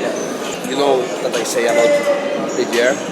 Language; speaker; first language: English; non-native, learner; Spanish